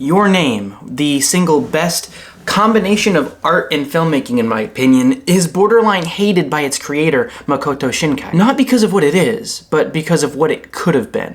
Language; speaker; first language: English; native; English